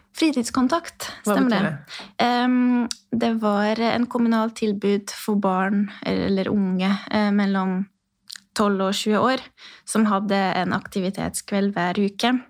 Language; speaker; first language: Norwegian; non-native, fluent; Hungarian